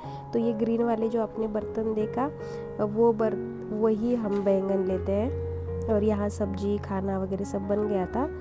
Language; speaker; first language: Hindi; native; Hindi